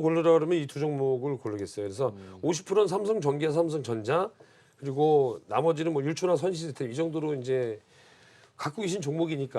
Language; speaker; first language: Korean; native; Korean